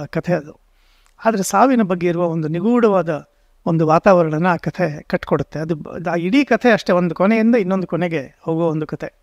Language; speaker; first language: Kannada; non-native, local second language; Konkani